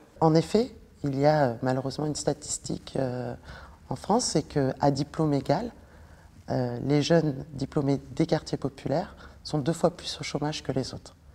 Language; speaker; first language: French; native; French